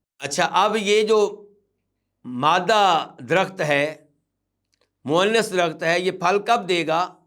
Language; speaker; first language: Urdu; native; Urdu